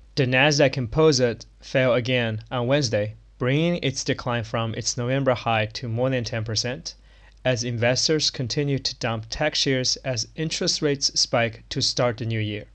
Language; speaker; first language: English; non-native, fluent; Chinese